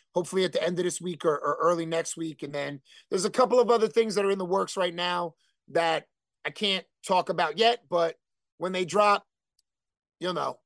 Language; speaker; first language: English; native; English